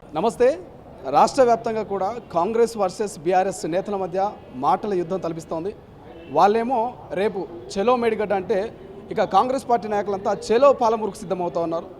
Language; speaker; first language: Telugu; native; Telugu